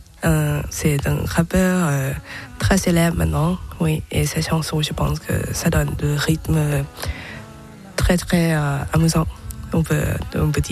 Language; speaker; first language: French; non-native, learner; Thai